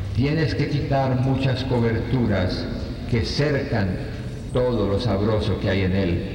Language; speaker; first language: Spanish; native; Spanish